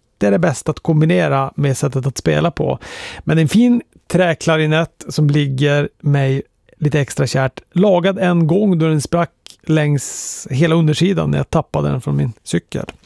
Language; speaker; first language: Swedish; native; Swedish